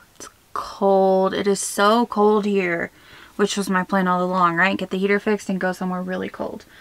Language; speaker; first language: English; native; English